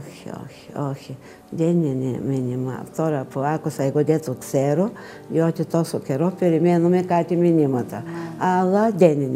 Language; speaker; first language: Greek; non-native, learner; Bulgarian